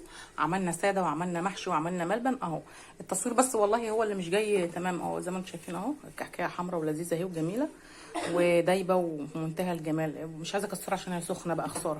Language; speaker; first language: Arabic; native; Arabic